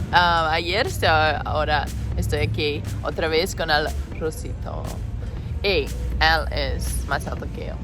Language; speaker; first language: Spanish; non-native, learner; English